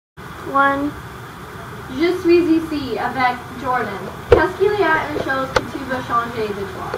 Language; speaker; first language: French; non-native, learner; English